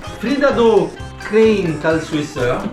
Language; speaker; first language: Korean; non-native, learner; Italian